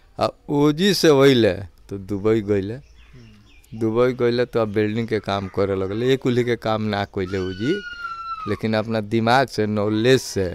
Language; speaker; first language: Hindi; native; Hindi